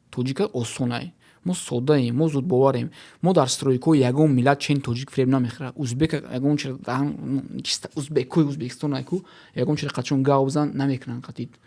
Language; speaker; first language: Tajik; native; Tajik